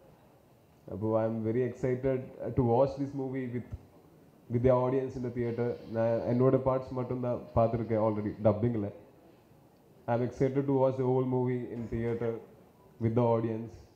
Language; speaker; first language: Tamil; non-native, learner; Malayalam